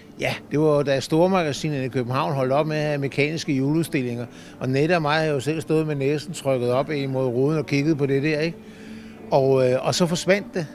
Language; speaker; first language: Danish; native; Danish